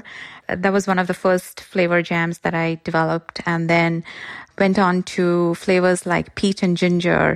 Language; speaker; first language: English; non-native, local second language; Gujarati